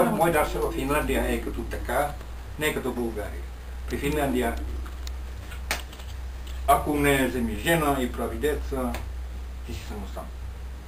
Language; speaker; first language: Bulgarian; non-native, learner; Finnish